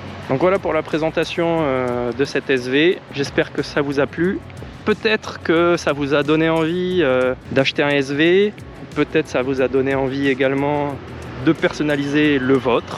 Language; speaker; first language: French; native; French